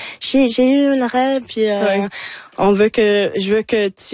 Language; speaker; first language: French; non-native, local second language; English